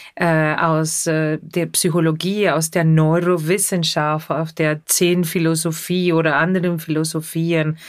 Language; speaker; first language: German; non-native, fluent; Spanish